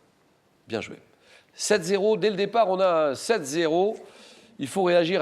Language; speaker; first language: French; native; French